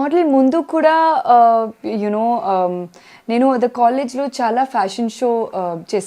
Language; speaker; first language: Telugu; non-native, learner; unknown